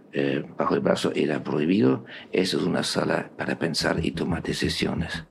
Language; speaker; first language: Spanish; non-native, fluent; German